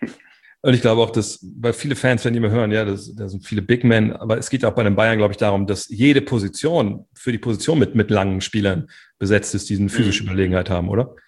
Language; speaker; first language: German; native; German